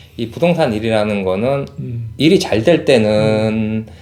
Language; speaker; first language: Korean; native; Korean